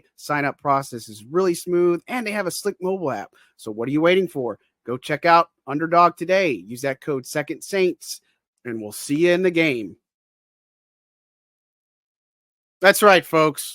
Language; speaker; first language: English; native; English